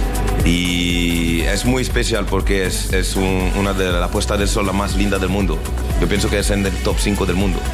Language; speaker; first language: Spanish; non-native, learner; French